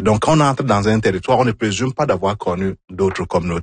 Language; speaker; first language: French; non-native, fluent; Igbo